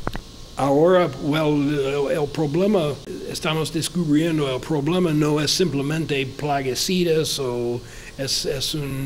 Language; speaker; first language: Spanish; non-native, fluent; English